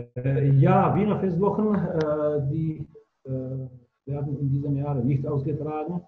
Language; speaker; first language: German; non-native, fluent; Czech